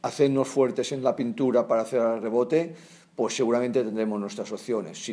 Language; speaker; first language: Spanish; non-native, local second language; Catalan